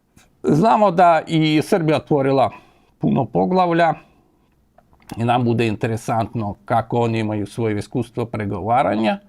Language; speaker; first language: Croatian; non-native, fluent; Ukrainian